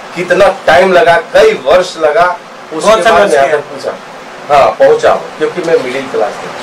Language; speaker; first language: Hindi; non-native, local second language; Bhojpuri